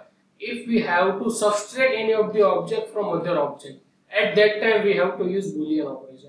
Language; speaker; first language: English; non-native, local second language; Gujarati